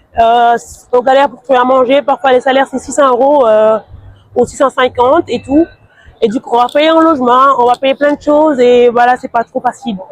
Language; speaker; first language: French; non-native, local second language; Wolof